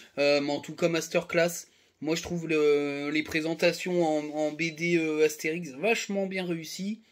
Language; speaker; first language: French; native; French